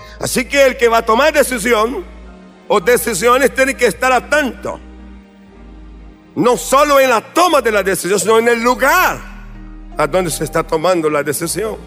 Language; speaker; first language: Spanish; non-native, fluent; Portuguese